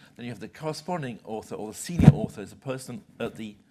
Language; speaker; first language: English; native; English